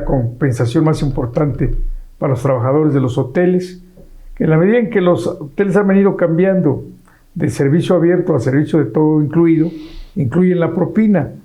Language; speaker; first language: Spanish; native; Spanish